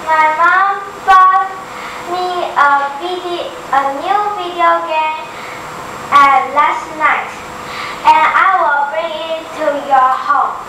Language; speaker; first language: English; non-native, learner; Chinese